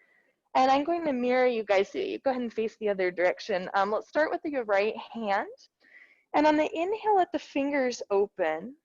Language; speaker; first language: English; native; English